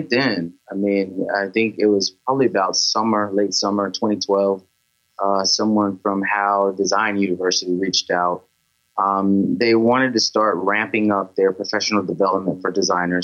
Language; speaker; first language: English; native; English